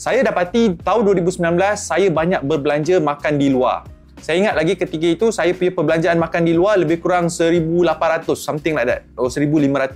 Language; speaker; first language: Malay; native; Malay